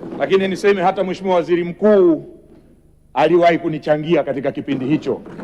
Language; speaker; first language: Swahili; native; Swahili